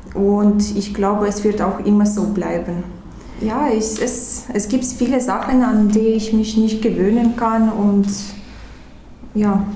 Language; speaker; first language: German; non-native, learner; Ukrainian